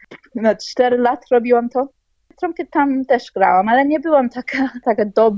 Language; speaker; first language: Polish; early bilingual, heritage; Polish